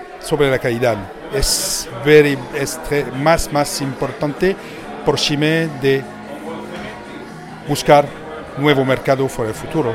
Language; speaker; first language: Spanish; non-native, learner; French